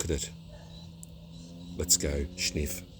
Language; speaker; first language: English; native; English